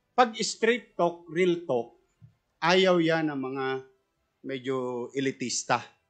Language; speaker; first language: Filipino; native; Filipino